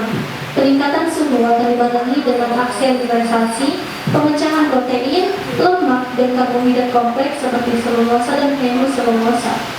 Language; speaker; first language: Indonesian; native; Indonesian